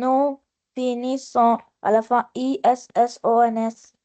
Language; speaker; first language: French; non-native, local second language; Arabic